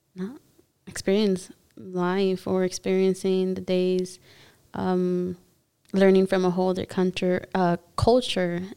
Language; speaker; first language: English; early bilingual, other home language; Spanish